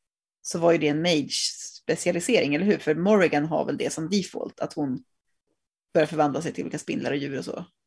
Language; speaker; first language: Swedish; native; Swedish